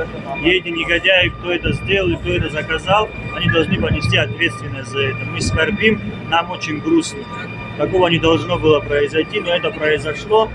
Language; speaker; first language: Russian; native; Russian